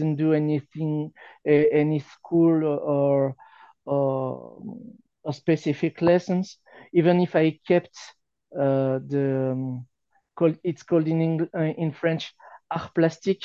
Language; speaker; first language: English; non-native, fluent; French